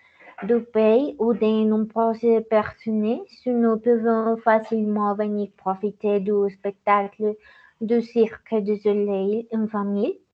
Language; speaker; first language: French; non-native, learner; Spanish